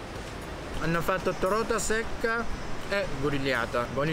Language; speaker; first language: Italian; non-native, learner; Japanese